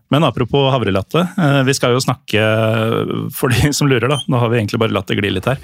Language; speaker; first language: Norwegian; native; Norwegian